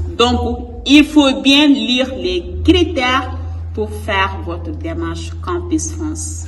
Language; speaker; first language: French; non-native, local second language; Wolof